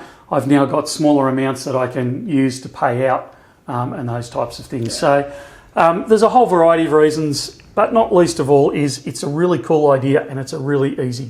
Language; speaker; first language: English; native; English